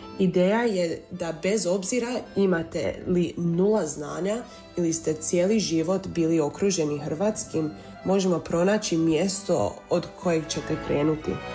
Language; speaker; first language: Croatian; early bilingual, heritage; Croatian